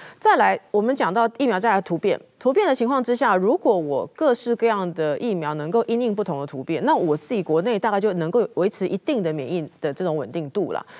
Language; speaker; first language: Chinese; native; Chinese